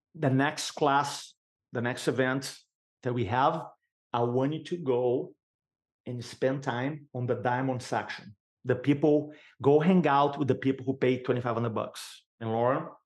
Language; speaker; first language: English; non-native, fluent; Portuguese